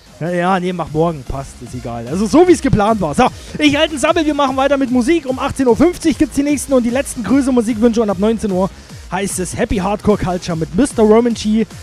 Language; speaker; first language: German; native; German